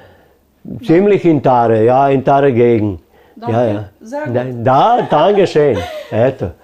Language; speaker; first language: German; early bilingual, heritage; German